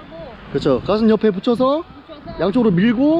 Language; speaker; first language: Korean; native; Korean